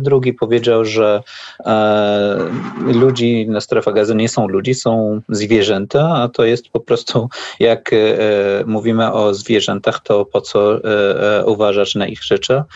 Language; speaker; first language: Polish; non-native, learner; Arabic